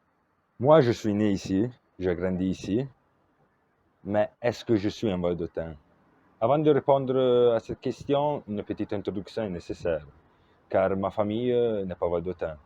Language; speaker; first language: French; non-native, local second language; Italian